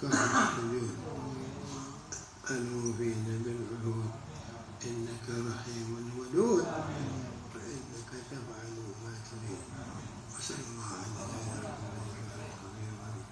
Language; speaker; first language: Arabic; non-native, fluent; Indonesian